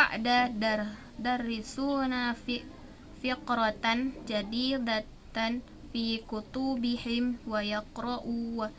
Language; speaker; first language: Arabic; non-native, learner; Indonesian